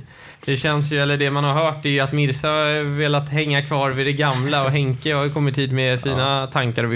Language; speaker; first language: Swedish; native; Swedish